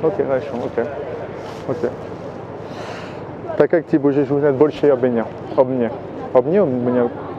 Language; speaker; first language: Russian; non-native, learner; French